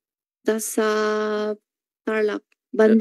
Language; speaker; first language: Filipino; non-native, learner; Chinese